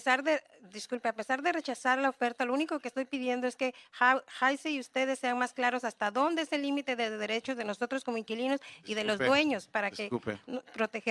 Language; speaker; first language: Spanish; native; Spanish